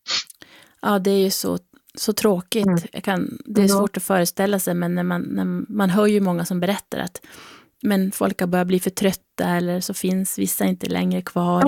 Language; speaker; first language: Swedish; native; Swedish